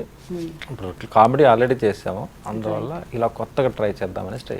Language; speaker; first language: Telugu; native; Telugu